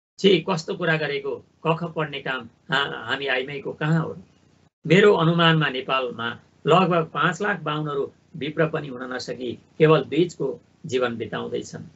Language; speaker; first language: Nepali; native; Nepali